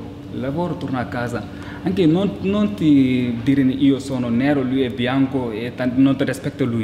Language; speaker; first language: Italian; non-native, learner; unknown